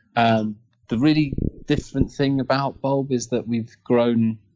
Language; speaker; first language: English; native; English